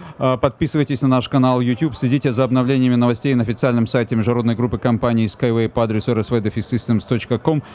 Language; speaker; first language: Russian; native; Russian